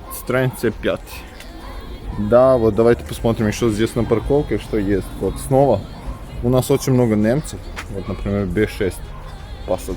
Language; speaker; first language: Russian; non-native, fluent; Serbian